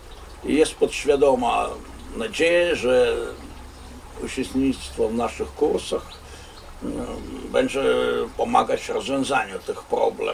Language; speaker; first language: Polish; non-native, fluent; Russian